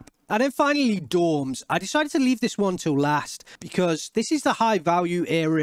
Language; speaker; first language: English; native; English